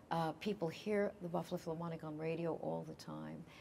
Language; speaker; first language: English; native; English